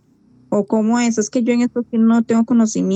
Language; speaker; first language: Spanish; native; Spanish